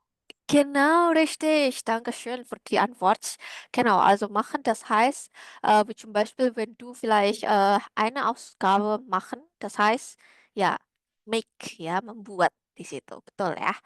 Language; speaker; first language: German; non-native, learner; Indonesian